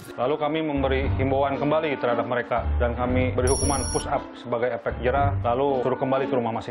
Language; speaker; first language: Indonesian; native; Indonesian